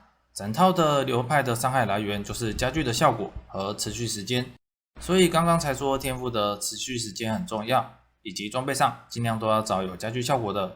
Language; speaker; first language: Chinese; native; Chinese